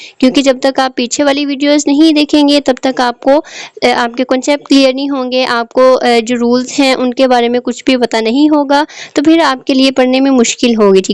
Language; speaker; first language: Urdu; native; Urdu